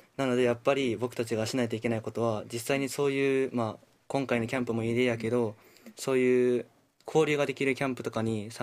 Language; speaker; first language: Japanese; early bilingual, other home language; Korean